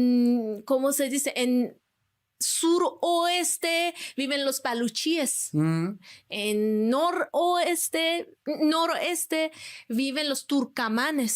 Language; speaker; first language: Spanish; non-native, fluent; Persian